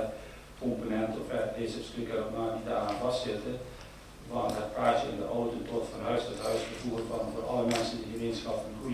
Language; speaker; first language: Dutch; native; Dutch